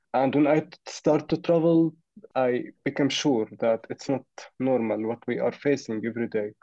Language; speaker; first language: English; non-native, fluent; Arabic